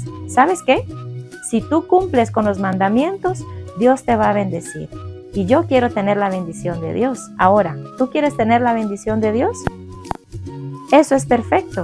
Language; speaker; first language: Spanish; native; Spanish